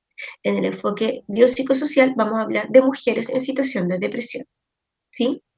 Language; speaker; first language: Spanish; native; Spanish